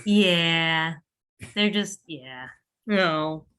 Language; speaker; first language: English; native; English